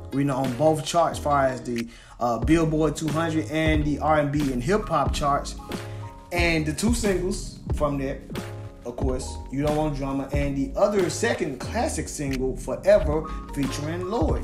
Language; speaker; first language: English; native; English